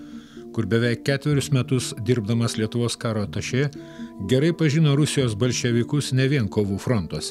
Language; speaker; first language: Lithuanian; native; Lithuanian